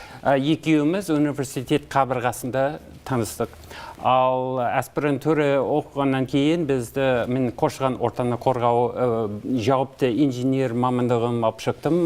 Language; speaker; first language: Kazakh; non-native, learner; English